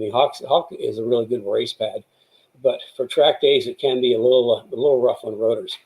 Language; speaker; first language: English; native; English